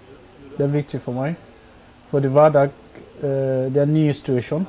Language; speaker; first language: Norwegian; non-native, fluent; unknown